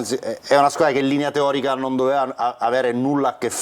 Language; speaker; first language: Italian; native; Italian